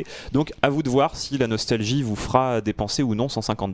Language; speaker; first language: French; native; French